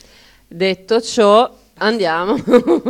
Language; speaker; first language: Italian; native; Italian